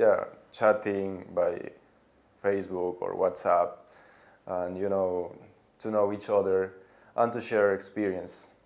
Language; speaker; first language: English; non-native, learner; Spanish